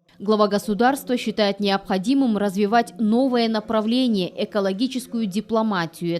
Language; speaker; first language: Russian; native; Russian